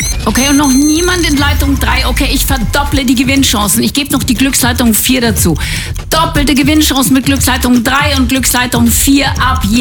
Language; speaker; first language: German; native; German